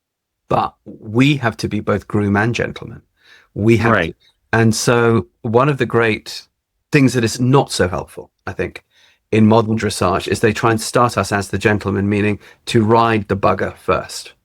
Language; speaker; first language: English; native; English